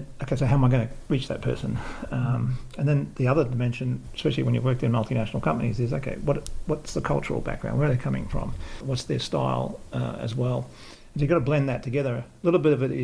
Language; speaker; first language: English; native; English